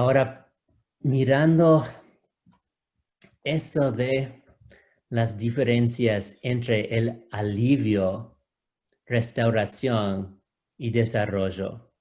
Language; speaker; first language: Spanish; non-native, fluent; English